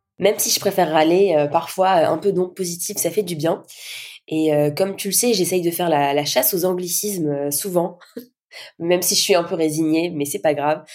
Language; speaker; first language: French; native; French